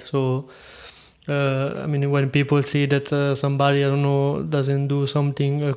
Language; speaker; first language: English; non-native, fluent; Italian